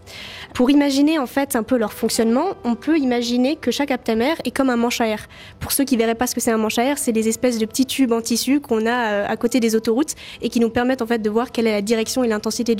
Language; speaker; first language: French; native; French